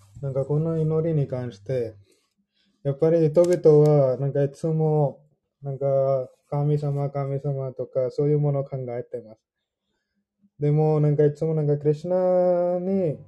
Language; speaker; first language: Japanese; non-native, fluent; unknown